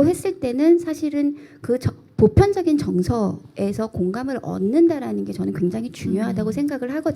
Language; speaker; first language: Korean; native; Korean